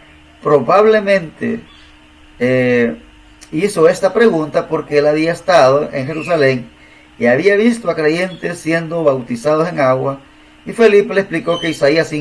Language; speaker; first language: Spanish; native; Spanish